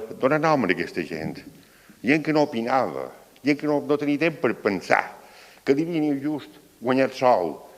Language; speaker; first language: Catalan; native; Catalan